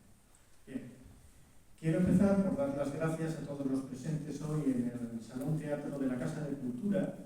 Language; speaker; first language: Spanish; native; Spanish